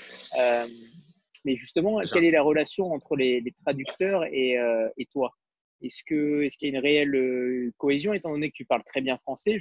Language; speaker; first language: French; native; French